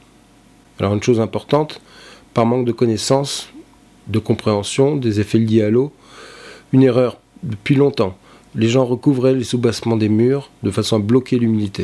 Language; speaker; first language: French; native; French